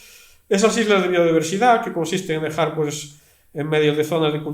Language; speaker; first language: Spanish; native; Spanish